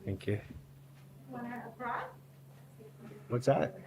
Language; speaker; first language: English; native; English